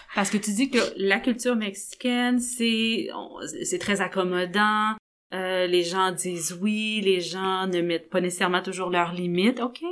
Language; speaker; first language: French; native; French